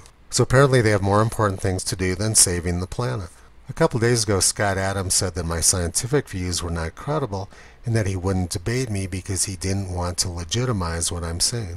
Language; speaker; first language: English; native; English